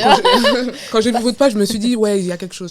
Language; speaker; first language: French; native; French